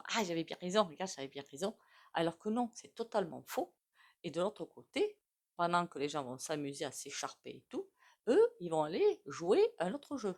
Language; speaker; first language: French; native; French